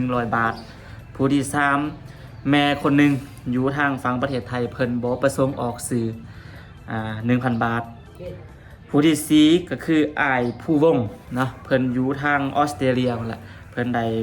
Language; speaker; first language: Lao; native; Lao